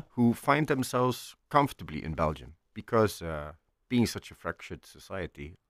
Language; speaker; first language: English; non-native, fluent; Icelandic